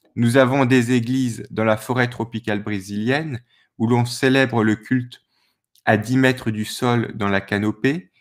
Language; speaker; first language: French; native; French